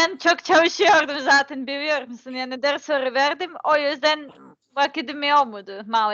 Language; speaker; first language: Turkish; non-native, learner; Serbian